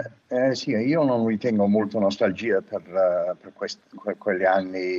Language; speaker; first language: Italian; non-native, fluent; English